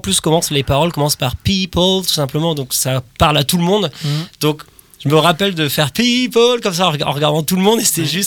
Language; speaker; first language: French; native; French